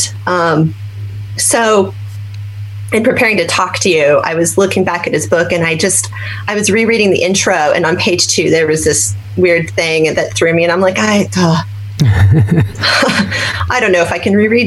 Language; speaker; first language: English; native; English